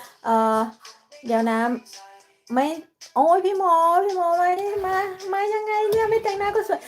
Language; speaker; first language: Thai; native; Thai